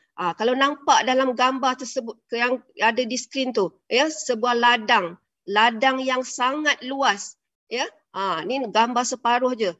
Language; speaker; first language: Malay; native; Malay